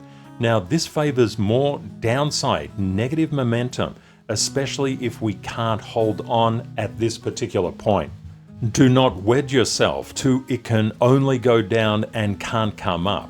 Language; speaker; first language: English; native; English